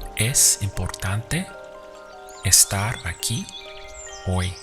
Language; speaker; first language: Spanish; non-native, fluent; English